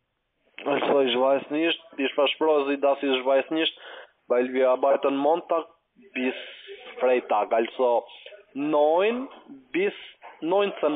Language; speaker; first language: German; non-native, learner; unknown